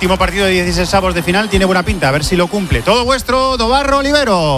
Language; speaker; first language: Spanish; native; Spanish